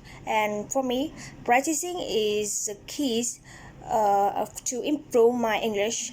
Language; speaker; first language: English; non-native, learner; Vietnamese